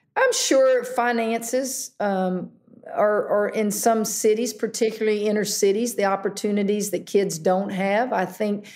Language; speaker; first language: English; native; English